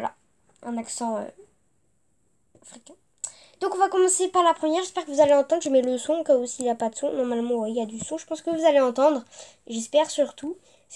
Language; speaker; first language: French; native; French